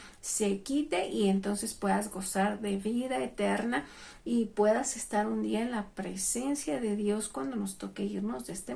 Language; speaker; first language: Spanish; native; Spanish